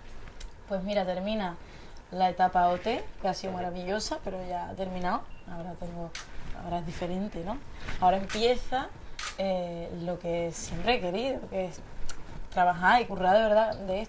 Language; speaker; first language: Spanish; native; Spanish